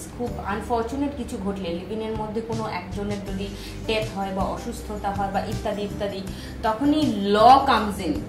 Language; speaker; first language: Bangla; native; Bangla